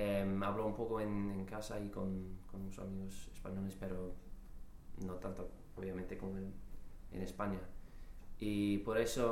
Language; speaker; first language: Spanish; non-native, learner; English